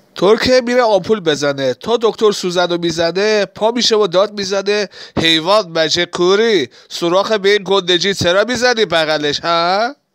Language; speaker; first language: Persian; non-native, local second language; Assyrian Neo-Aramaic